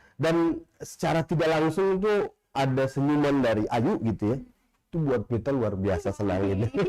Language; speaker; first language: Indonesian; native; Indonesian